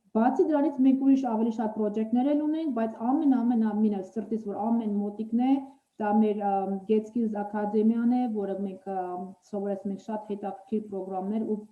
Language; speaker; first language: Armenian; native; Armenian